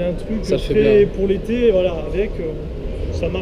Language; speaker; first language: French; native; French